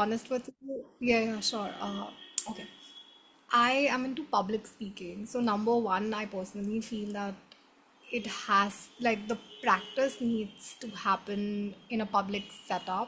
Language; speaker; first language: English; non-native, local second language; Hindi